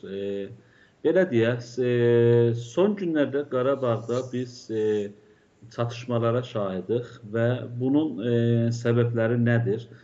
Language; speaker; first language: Azerbaijani; native; Azerbaijani